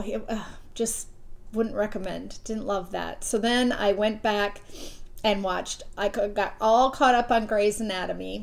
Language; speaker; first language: English; native; English